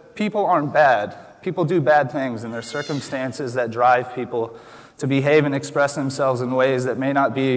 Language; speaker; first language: English; native; English